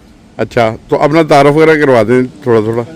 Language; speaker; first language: Hindi; non-native, local second language; Punjabi